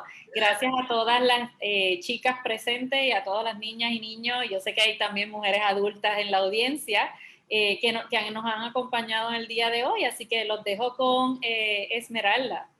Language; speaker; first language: Spanish; native; Spanish